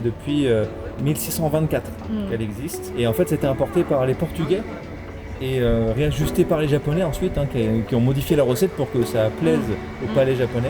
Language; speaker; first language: French; native; French